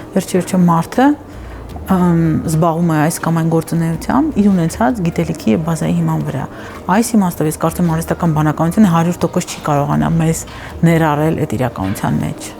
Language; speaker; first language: Armenian; native; Armenian